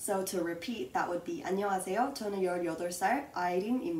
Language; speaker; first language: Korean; early bilingual, heritage; Korean